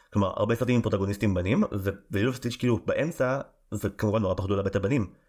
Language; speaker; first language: Hebrew; native; Hebrew